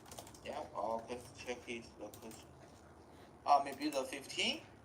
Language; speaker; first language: English; non-native, learner; Chinese